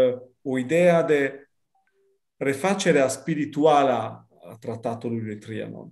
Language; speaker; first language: Romanian; non-native, fluent; Italian